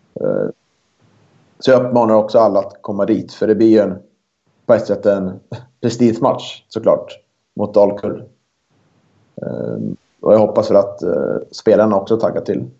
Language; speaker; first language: Swedish; native; Swedish